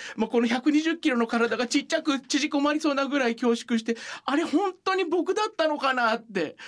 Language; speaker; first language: Japanese; native; Japanese